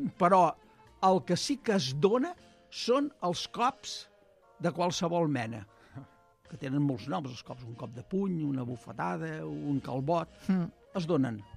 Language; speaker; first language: Catalan; native; Catalan